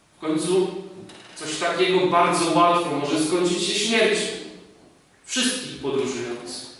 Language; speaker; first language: Polish; native; Polish